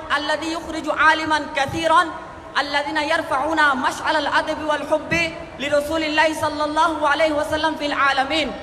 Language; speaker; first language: Arabic; non-native, learner; Bangla